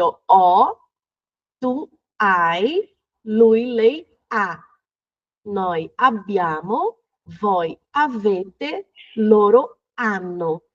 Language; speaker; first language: Italian; non-native, fluent; Portuguese